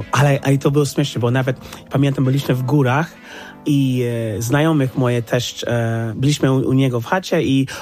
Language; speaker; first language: Polish; non-native, fluent; English